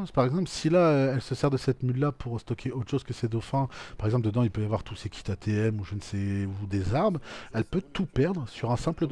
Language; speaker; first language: French; native; French